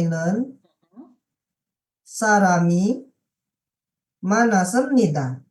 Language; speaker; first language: Korean; non-native, learner; Indonesian